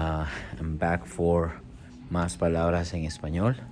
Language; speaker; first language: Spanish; early bilingual, heritage; Spanish